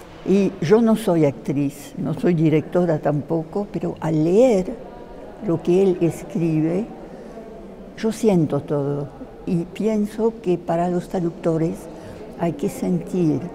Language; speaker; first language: Spanish; non-native, fluent; French